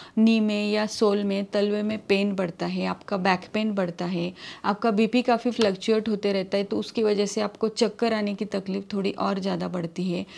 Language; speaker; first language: Hindi; non-native, local second language; Marathi